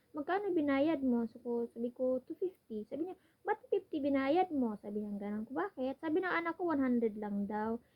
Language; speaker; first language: Filipino; non-native, local second language; Cebuano